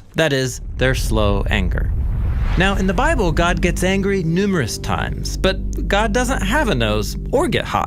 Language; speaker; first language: English; native; English